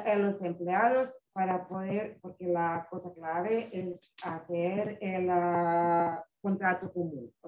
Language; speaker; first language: Spanish; non-native, fluent; Serbian